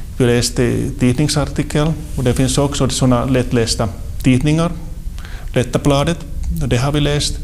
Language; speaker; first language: Swedish; non-native, local second language; Finnish